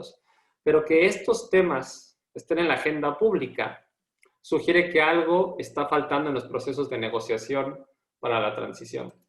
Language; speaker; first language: Spanish; native; Spanish